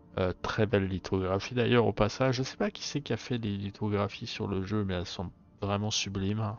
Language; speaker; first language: French; native; French